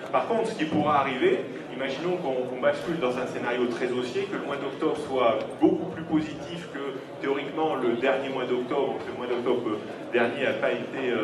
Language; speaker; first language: French; native; French